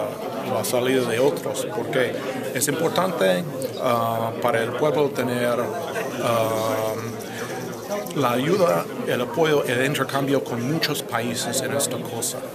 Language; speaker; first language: Spanish; non-native, fluent; English